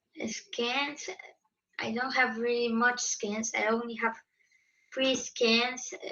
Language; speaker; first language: English; non-native, fluent; Polish